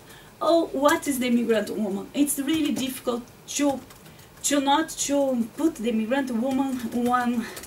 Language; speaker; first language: English; non-native, learner; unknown